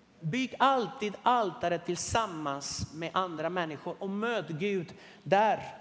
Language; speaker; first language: Swedish; non-native, fluent; Spanish